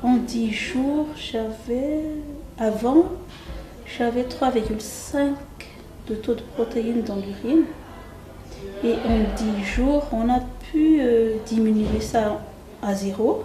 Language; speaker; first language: French; non-native, local second language; Malagasy